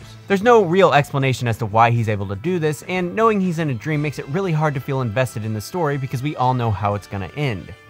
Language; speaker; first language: English; native; English